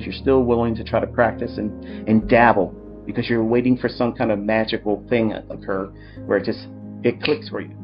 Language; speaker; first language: English; native; English